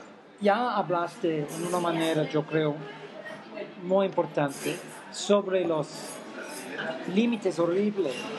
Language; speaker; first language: Spanish; non-native, fluent; English